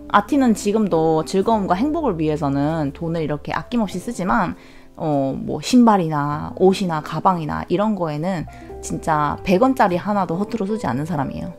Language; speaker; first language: Korean; native; Korean